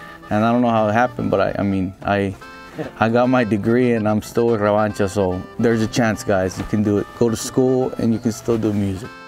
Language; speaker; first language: English; early bilingual, other home language; Spanish